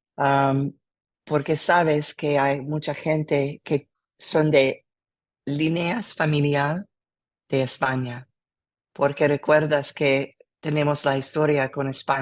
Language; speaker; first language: Spanish; non-native, learner; English